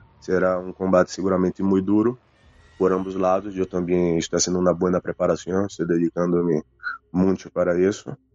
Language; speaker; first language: Portuguese; native; Portuguese